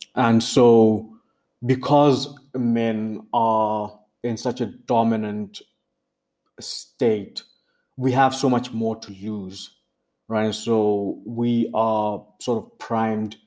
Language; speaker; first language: English; non-native, local second language; Tswana